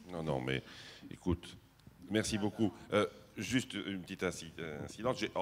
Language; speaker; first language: French; native; French